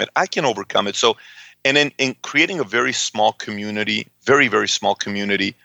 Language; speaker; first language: English; early bilingual, other home language; Persian